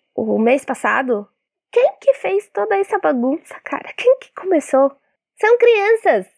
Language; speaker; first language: Portuguese; non-native, fluent; Arabic